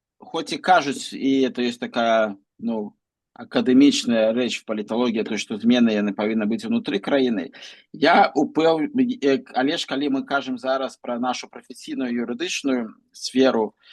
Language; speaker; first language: Belarusian; non-native, local second language; Russian